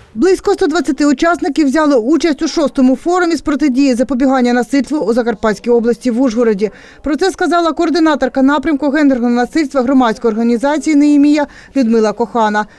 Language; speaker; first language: Ukrainian; native; Ukrainian